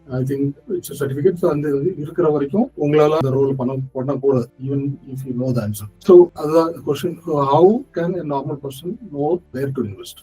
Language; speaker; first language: English; non-native, local second language; Tamil